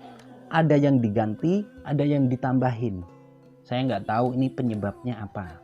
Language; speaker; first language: Indonesian; native; Indonesian